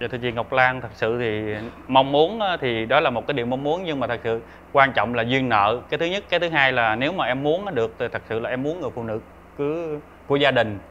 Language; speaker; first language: Vietnamese; native; Vietnamese